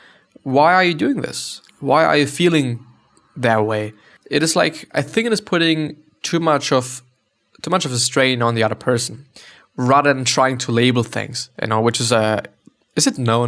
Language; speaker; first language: English; non-native, fluent; German